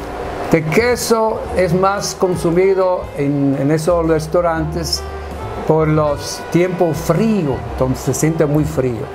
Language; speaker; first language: Spanish; non-native, fluent; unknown